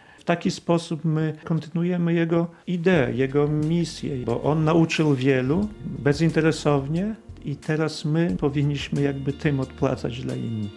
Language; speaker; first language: Polish; non-native, local second language; Belarusian